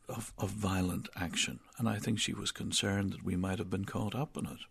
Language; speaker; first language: English; native; English